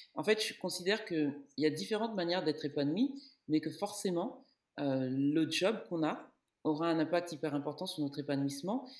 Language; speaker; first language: French; native; French